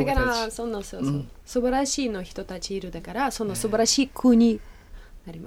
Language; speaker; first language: Japanese; non-native, learner; Russian